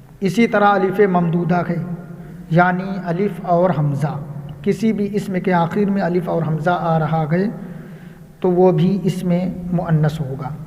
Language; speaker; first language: Urdu; native; Urdu